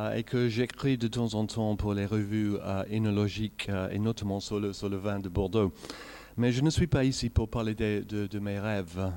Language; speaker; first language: French; non-native, fluent; English